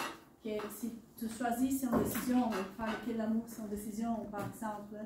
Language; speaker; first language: French; non-native, learner; Portuguese